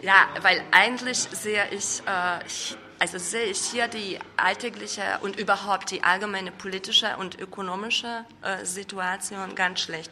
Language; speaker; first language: German; non-native, fluent; Hungarian